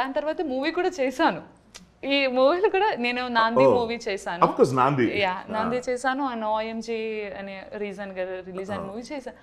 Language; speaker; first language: Telugu; non-native, learner; Malayalam